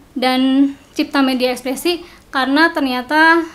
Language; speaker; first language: Indonesian; non-native, local second language; Sundanese